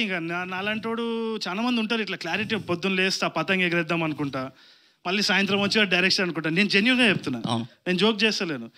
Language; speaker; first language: Telugu; native; Telugu